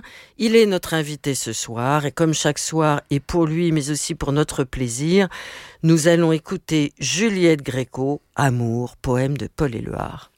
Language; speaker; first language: French; native; French